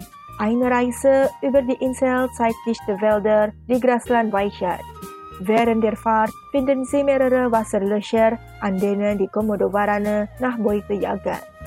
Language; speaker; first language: German; non-native, fluent; Indonesian